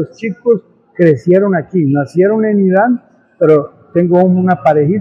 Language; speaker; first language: Spanish; non-native, fluent; Persian